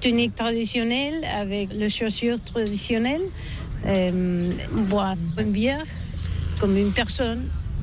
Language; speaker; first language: French; non-native, learner; Catalan